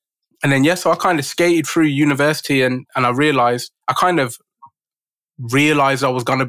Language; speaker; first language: English; native; English